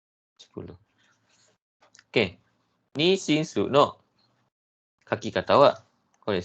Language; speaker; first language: Japanese; non-native, fluent; Malay